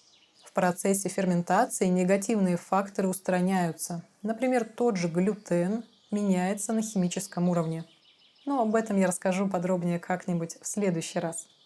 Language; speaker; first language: Russian; native; Russian